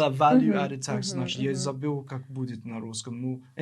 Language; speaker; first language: Russian; non-native, learner; English